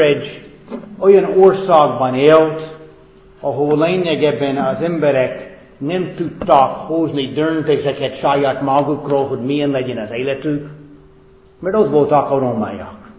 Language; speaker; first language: Hungarian; non-native, fluent; English